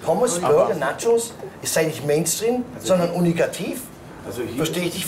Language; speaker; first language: German; native; German